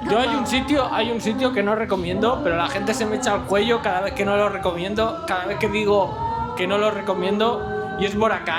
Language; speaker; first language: Spanish; native; Spanish